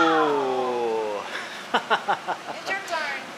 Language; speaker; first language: English; non-native, fluent; Spanish